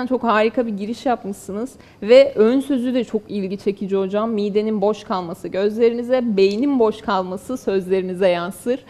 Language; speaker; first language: Turkish; native; Turkish